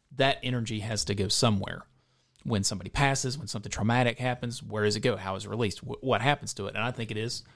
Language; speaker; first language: English; native; English